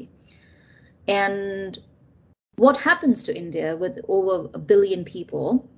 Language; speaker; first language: English; non-native, local second language; Tamil